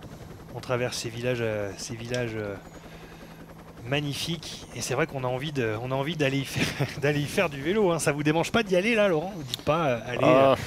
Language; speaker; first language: French; native; French